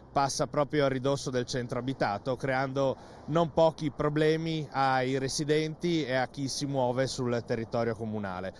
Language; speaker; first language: Italian; native; Italian